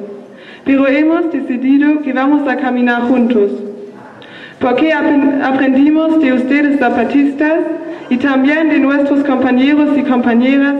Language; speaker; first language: Spanish; non-native, learner; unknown